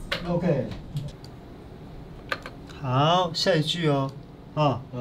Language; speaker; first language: Chinese; native; Chinese